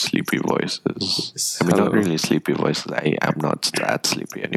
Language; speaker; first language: English; non-native, local second language; Tibetan